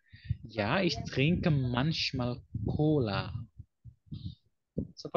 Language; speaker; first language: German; non-native, fluent; Indonesian